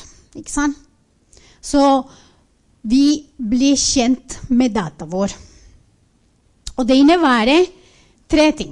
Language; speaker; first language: Norwegian; non-native, fluent; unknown